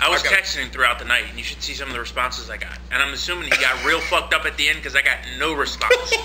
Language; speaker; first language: English; native; English